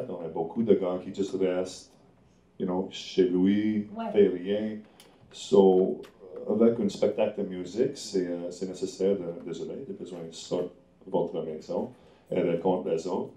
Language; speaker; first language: French; non-native, learner; English